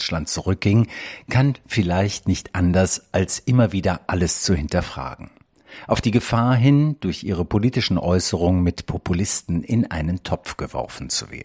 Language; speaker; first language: German; native; German